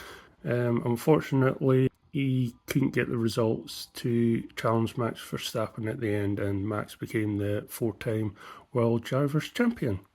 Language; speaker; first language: English; native; English